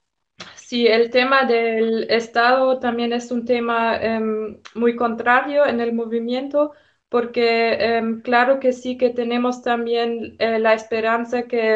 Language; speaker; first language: Spanish; non-native, fluent; German